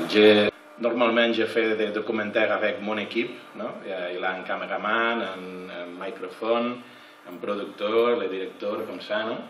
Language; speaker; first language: French; non-native, learner; Catalan